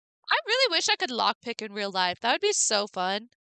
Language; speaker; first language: English; native; English